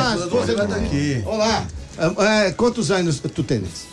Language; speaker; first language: Portuguese; native; Portuguese